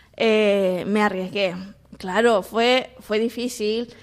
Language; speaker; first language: Spanish; native; Spanish